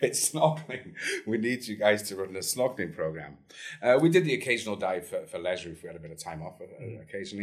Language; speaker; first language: English; native; English